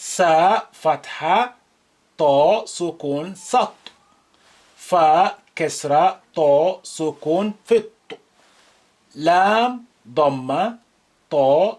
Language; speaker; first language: Arabic; non-native, fluent; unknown